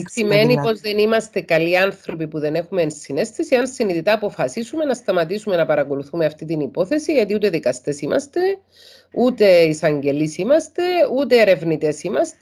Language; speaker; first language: Greek; native; Greek